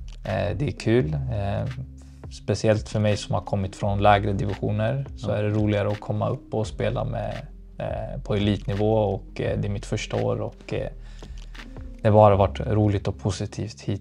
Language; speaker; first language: Swedish; early bilingual, other home language; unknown